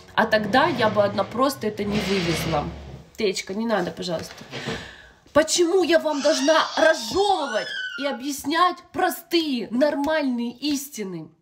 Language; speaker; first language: Russian; native; Russian